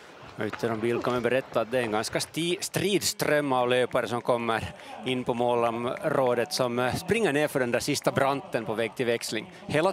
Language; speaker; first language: Swedish; native; Swedish